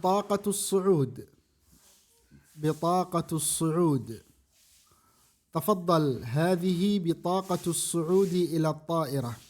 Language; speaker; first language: Arabic; non-native, fluent; Indonesian